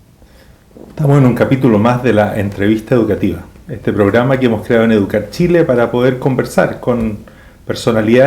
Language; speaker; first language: Spanish; native; Spanish